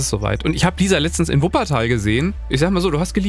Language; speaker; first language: German; native; German